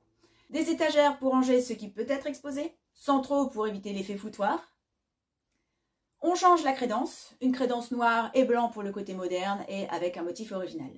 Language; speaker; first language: French; native; French